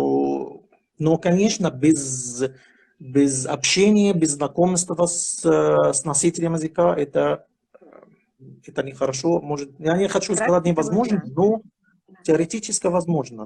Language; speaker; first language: Russian; non-native, fluent; Arabic